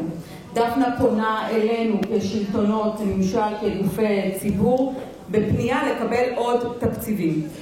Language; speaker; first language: Hebrew; native; Hebrew